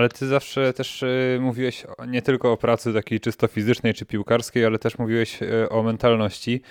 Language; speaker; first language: Polish; native; Polish